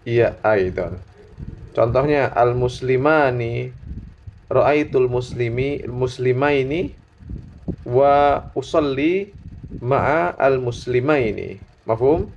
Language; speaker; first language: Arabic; non-native, fluent; Indonesian